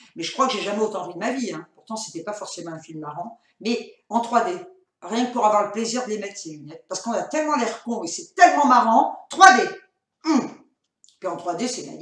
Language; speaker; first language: French; native; French